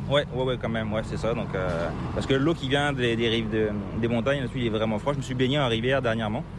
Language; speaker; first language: French; native; French